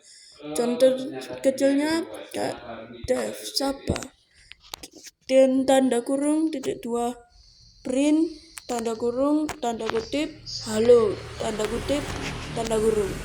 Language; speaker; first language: Indonesian; native; Indonesian